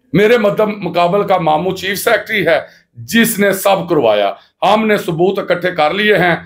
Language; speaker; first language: Urdu; non-native, local second language; Punjabi